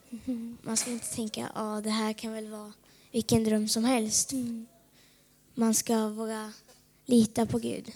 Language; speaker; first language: Swedish; native; Swedish